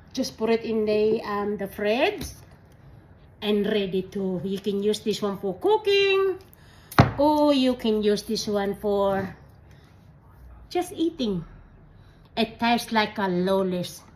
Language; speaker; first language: English; non-native, learner; Filipino